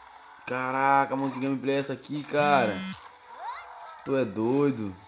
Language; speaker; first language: Portuguese; native; Portuguese